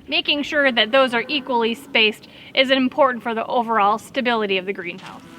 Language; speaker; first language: English; native; English